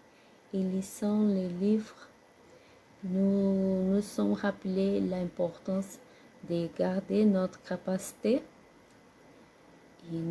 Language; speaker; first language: French; non-native, learner; Portuguese